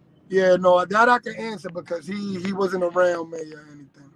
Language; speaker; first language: English; early bilingual, other home language; Spanish